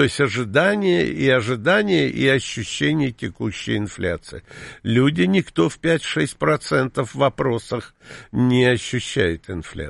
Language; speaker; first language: Russian; native; Russian